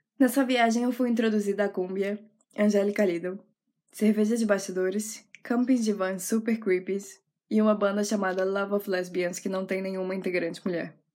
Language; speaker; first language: Portuguese; native; Portuguese